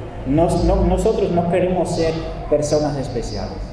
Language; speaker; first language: Spanish; non-native, fluent; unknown